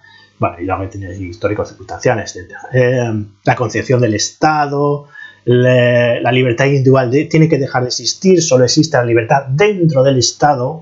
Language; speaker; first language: Spanish; native; Spanish